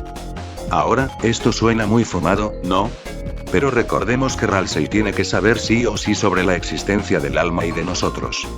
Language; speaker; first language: Spanish; native; Spanish